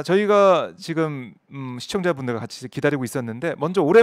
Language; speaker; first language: Korean; native; Korean